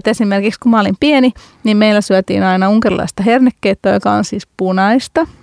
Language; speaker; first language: Finnish; early bilingual, other home language; Hungarian